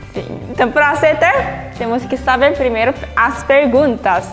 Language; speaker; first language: Portuguese; non-native, fluent; Korean